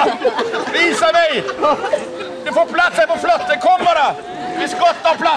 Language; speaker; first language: Swedish; native; Swedish